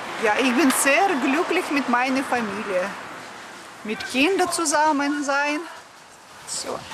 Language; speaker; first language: German; non-native, learner; Russian